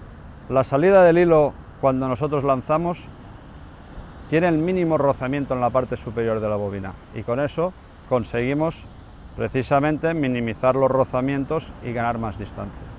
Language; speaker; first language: Spanish; native; Spanish